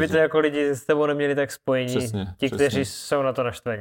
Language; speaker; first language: Czech; native; Czech